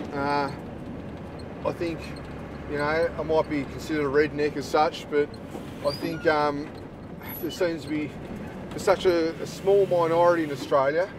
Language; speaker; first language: English; native; English